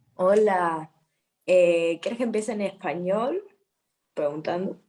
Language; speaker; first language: Spanish; early bilingual, heritage; Spanish